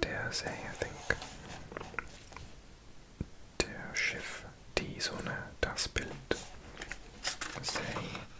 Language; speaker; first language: German; non-native, learner; English